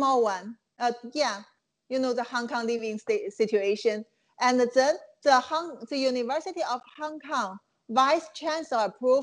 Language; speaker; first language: English; non-native, fluent; Chinese